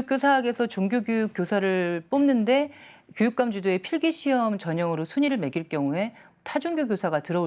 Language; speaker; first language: Korean; native; Korean